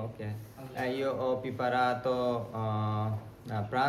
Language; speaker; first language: Italian; non-native, learner; Bangla